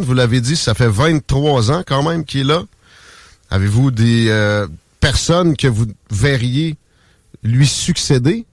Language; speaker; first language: French; native; French